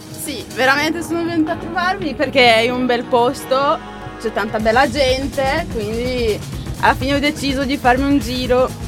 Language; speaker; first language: Italian; non-native, fluent; Romanian